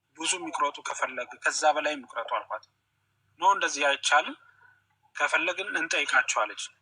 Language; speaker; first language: Amharic; native; Amharic